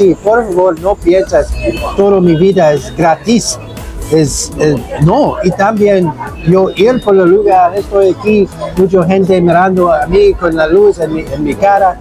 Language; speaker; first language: Spanish; non-native, learner; English